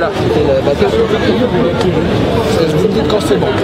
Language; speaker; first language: French; native; French